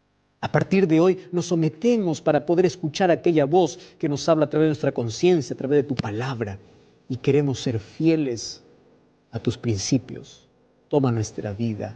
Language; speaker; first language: Spanish; native; Spanish